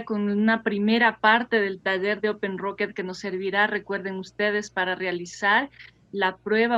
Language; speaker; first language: Spanish; native; Spanish